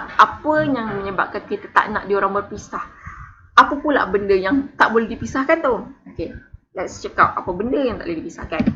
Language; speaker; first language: Malay; native; Malay